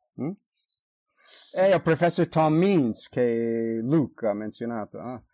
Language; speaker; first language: Italian; early bilingual, heritage; Italian